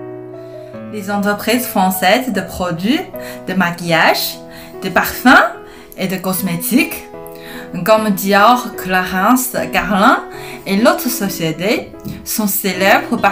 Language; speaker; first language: French; non-native, fluent; Chinese